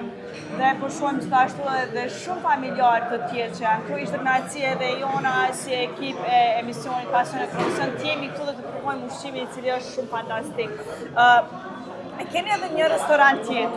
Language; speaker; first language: Albanian; native; Albanian